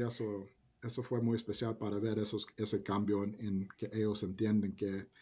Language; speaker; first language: Spanish; early bilingual, heritage; Spanish